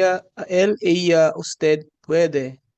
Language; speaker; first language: Spanish; non-native, learner; Filipino